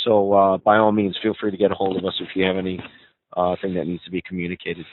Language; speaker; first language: English; native; English